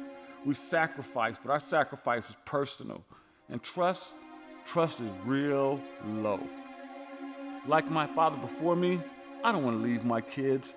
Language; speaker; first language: English; native; English